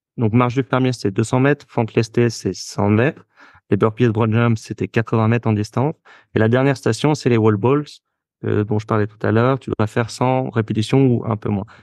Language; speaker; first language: French; native; French